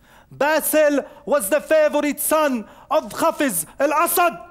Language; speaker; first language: English; non-native, fluent; Hebrew